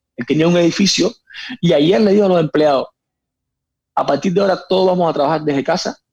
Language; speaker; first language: Spanish; native; Spanish